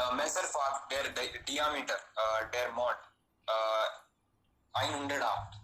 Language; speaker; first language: German; non-native, learner; Hindi